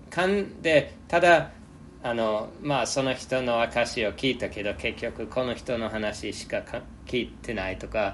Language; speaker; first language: Japanese; non-native, fluent; English